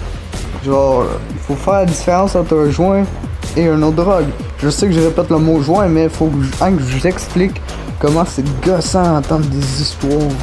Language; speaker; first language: French; native; French